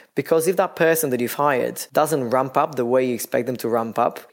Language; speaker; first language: English; non-native, fluent; Bulgarian